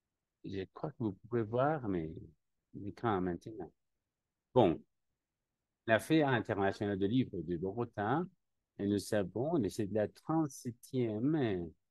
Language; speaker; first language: French; non-native, learner; Spanish